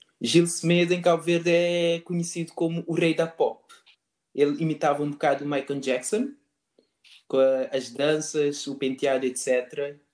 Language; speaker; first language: Portuguese; non-native, local second language; Kabuverdianu